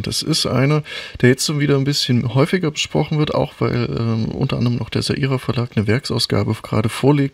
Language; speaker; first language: German; native; German